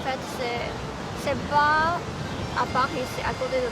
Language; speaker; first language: French; non-native, learner; Chinese